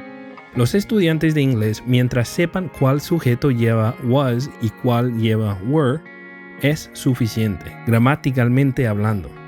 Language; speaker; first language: Spanish; non-native, fluent; English